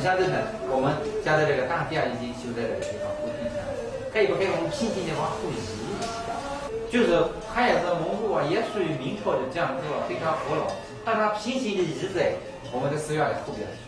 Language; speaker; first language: Chinese; native; Chinese